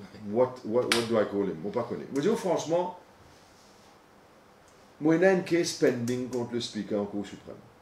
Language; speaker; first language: French; non-native, local second language; Morisyen